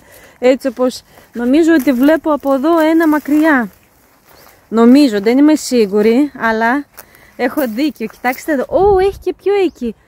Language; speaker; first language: Greek; native; Greek